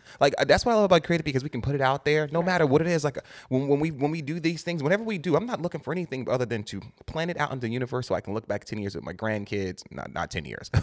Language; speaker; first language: English; native; English